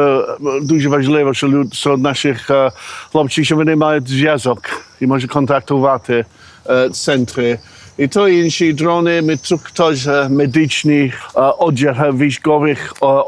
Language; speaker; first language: Ukrainian; early bilingual, heritage; Ukrainian